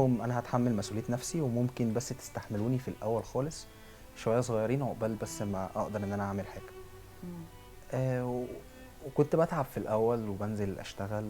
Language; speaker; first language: Arabic; native; Arabic